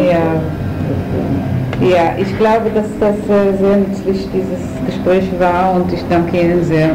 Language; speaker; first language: German; non-native, fluent; Hebrew